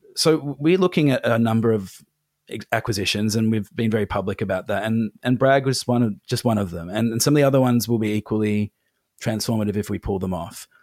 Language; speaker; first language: English; native; English